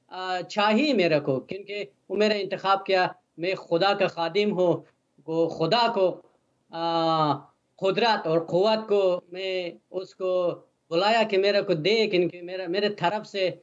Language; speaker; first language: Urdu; non-native, learner; Persian